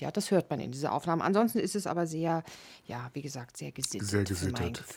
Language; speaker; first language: German; native; German